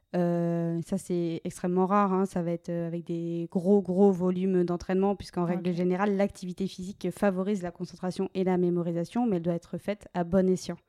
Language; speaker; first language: French; native; French